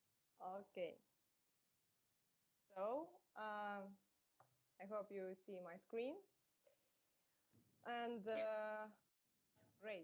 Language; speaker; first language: English; non-native, fluent; Russian